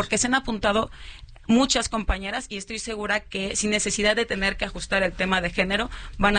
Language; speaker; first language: Spanish; native; Spanish